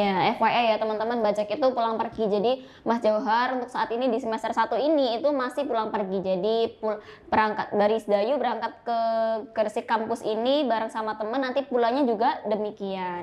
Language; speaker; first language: Indonesian; native; Indonesian